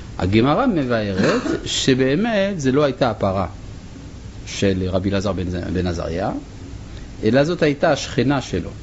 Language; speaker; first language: Hebrew; non-native, fluent; French